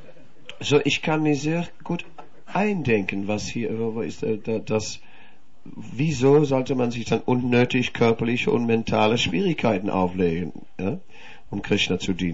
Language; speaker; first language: German; non-native, fluent; Dutch